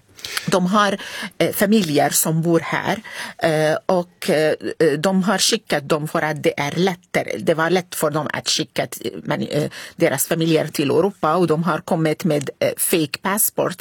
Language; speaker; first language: Swedish; non-native, fluent; Arabic